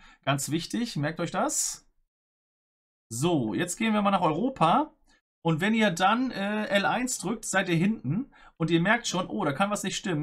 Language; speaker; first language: German; native; German